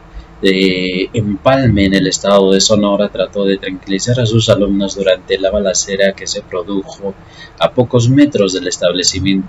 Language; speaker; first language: Spanish; native; Spanish